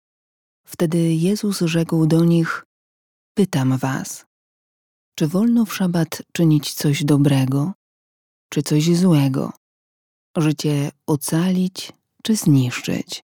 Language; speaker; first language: Polish; native; Polish